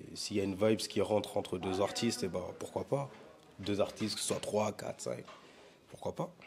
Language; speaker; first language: French; native; French